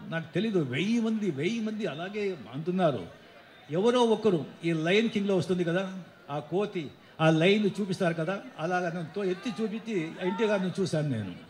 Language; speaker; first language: Telugu; non-native, local second language; Marathi